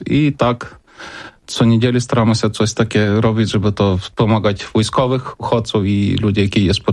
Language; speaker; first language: Polish; non-native, learner; Ukrainian